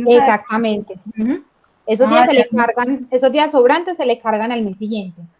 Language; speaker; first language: Spanish; native; Spanish